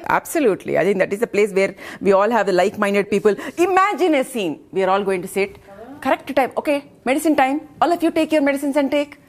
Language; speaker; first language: English; non-native, local second language; Telugu